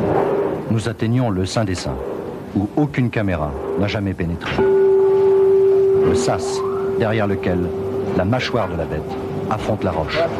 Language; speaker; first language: French; native; French